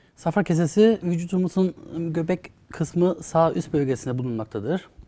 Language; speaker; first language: Turkish; early bilingual, heritage; Turkish